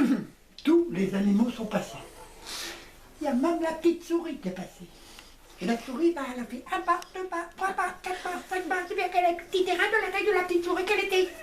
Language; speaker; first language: French; native; French